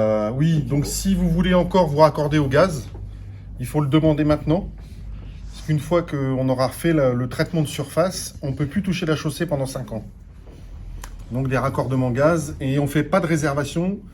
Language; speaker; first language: French; native; French